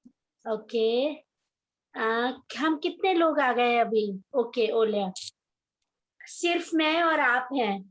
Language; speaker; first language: Hindi; native; Hindi